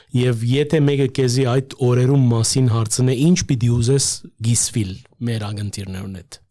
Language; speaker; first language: Armenian; early bilingual, heritage; Armenian